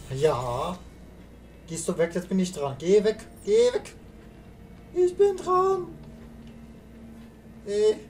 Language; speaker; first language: German; native; German